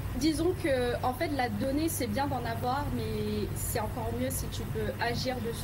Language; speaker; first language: French; non-native, fluent; Vietnamese